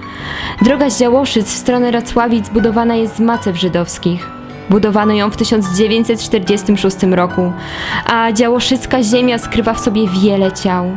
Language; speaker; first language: Polish; native; Polish